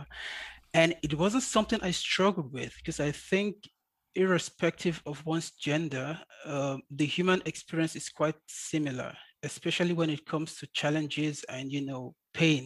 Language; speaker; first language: English; native; English